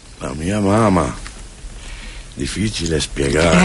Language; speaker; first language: Italian; non-native, fluent; Romany